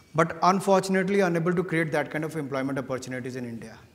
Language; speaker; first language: English; non-native, local second language; Hindi